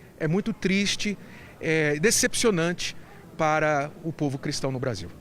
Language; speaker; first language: Portuguese; native; Portuguese